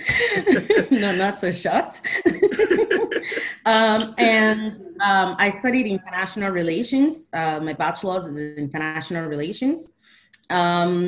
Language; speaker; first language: English; non-native, local second language; Igbo